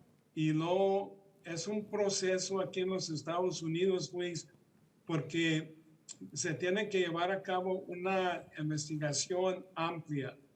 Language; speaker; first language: Spanish; early bilingual, heritage; Spanish